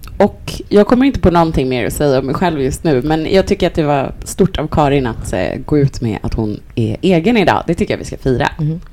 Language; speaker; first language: Swedish; native; Swedish